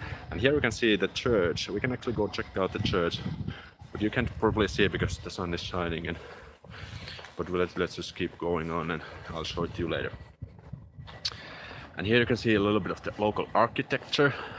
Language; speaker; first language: English; non-native, fluent; Finnish